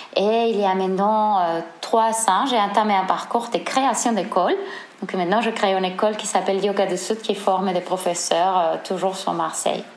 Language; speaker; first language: French; non-native, fluent; Spanish